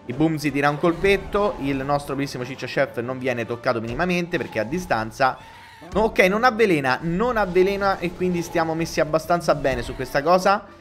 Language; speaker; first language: Italian; native; Italian